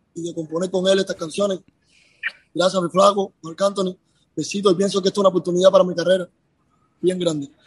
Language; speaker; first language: Spanish; native; Spanish